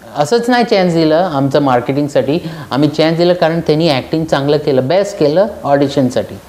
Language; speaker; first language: Marathi; early bilingual, heritage; Marathi